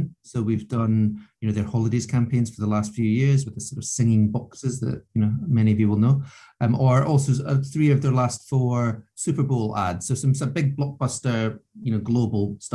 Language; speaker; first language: English; native; English